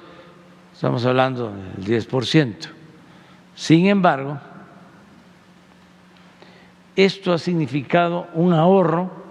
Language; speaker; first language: Spanish; native; Spanish